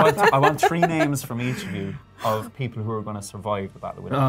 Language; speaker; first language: English; native; English